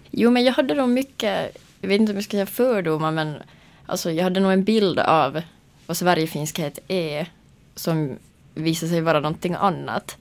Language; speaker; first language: Swedish; native; Swedish